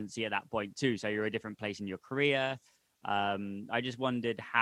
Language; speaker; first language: English; native; English